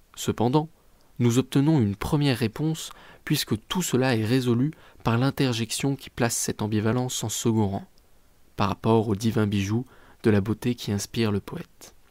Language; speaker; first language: French; native; French